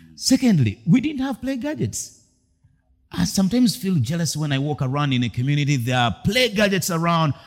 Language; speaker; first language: English; non-native, local second language; Ganda